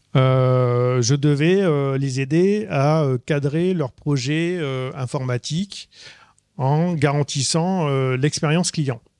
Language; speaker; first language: French; native; French